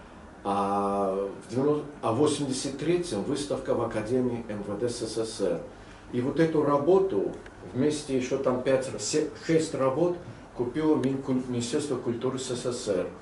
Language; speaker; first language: Russian; non-native, local second language; Azerbaijani